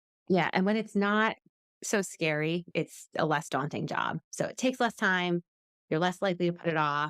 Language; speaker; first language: English; native; English